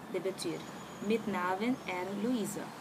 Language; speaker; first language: Norwegian; non-native, learner; Portuguese